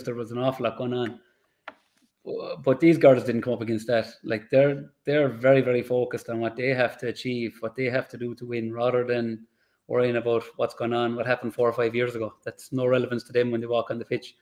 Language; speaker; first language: English; native; English